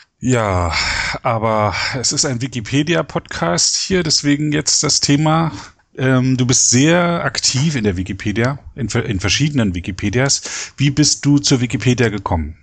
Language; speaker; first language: German; native; German